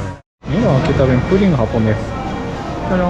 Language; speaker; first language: Spanish; non-native, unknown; Japanese